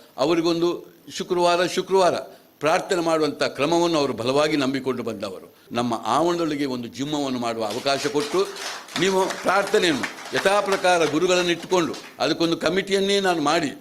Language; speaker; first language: Kannada; native; Kannada